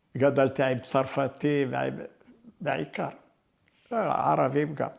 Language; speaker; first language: Hebrew; non-native, fluent; Arabic